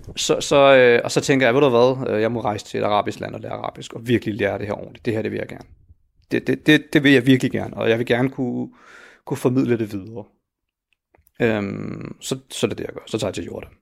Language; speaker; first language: Danish; early bilingual, other home language; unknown